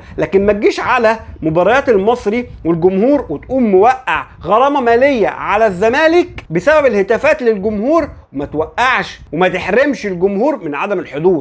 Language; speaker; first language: Arabic; native; Arabic